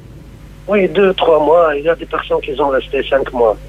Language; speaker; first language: French; non-native, local second language; Arabic